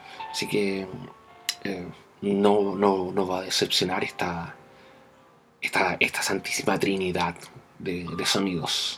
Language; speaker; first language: Spanish; native; Spanish